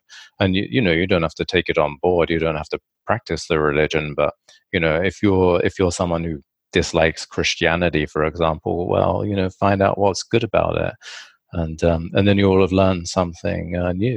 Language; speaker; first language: English; native; English